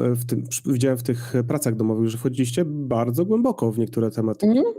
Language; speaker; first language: Polish; native; Polish